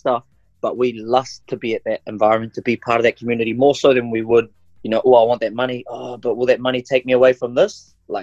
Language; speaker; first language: English; non-native, local second language; Māori